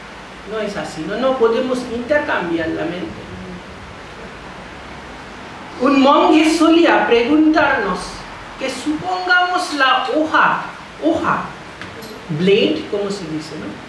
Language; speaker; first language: Spanish; non-native, fluent; Bangla